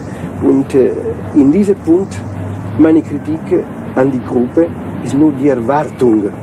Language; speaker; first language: German; non-native, learner; Italian